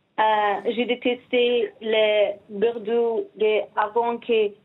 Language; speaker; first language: French; non-native, learner; Persian